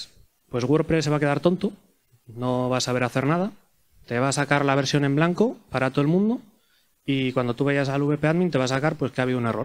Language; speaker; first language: Spanish; native; Spanish